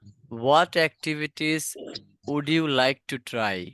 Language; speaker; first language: English; non-native, fluent; Bangla